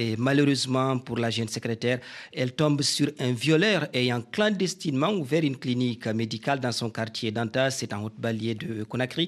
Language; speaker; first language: French; non-native, local second language; Fula